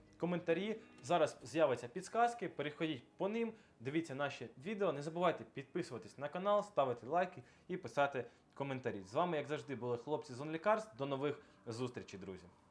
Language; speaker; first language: Ukrainian; non-native, local second language; Russian